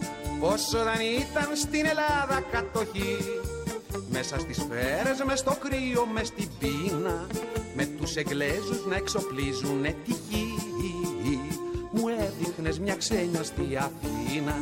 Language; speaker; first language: Greek; native; Greek